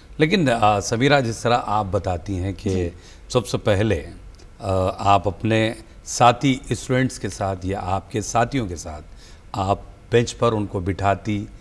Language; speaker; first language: Hindi; native; Hindi